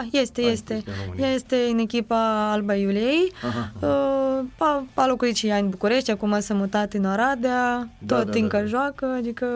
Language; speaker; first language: Romanian; non-native, fluent; Ukrainian